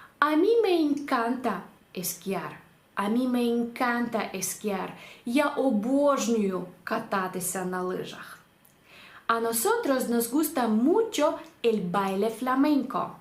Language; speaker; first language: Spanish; non-native, fluent; Ukrainian